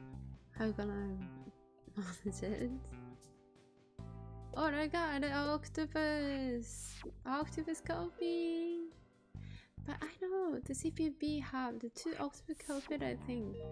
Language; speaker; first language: English; non-native, learner; Japanese